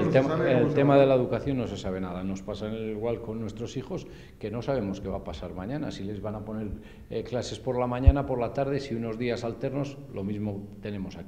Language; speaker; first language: Spanish; native; Spanish